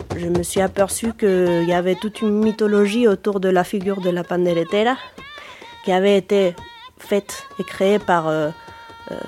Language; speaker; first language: French; non-native, fluent; Spanish